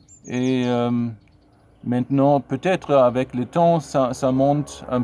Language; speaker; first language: French; non-native, fluent; German